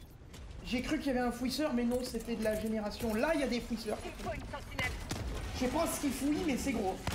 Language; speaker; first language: French; native; French